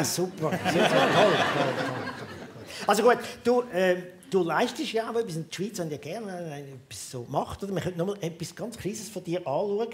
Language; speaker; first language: German; native; German